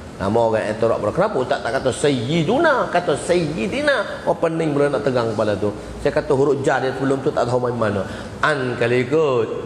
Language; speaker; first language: Malay; native; Malay